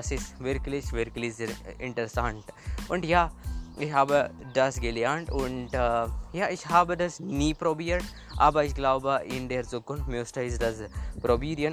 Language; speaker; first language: German; non-native, learner; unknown